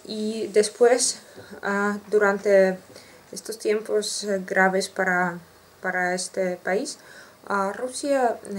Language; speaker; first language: Spanish; non-native, learner; Russian